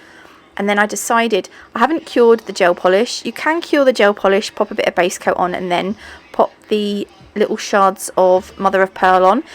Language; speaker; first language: English; native; English